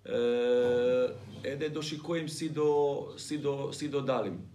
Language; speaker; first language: Albanian; non-native, learner; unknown